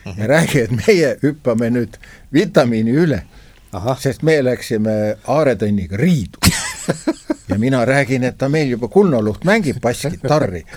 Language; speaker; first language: Estonian; native; Estonian